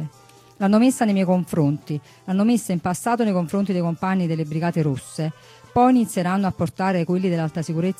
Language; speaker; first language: Italian; native; Italian